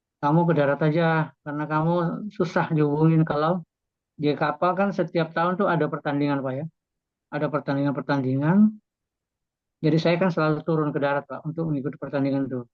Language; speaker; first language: Indonesian; native; Indonesian